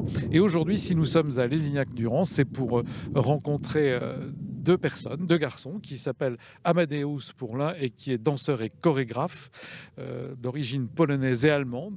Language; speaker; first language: French; native; French